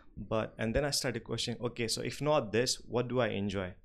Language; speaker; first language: English; non-native, local second language; Nepali